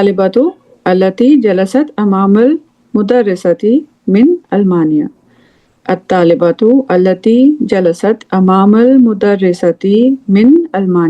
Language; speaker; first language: Arabic; non-native, fluent; English